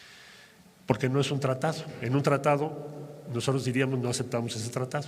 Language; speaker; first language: Spanish; native; Spanish